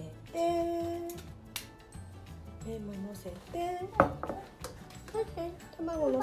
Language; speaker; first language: Japanese; native; Japanese